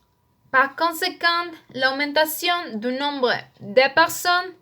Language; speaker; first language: French; non-native, learner; Spanish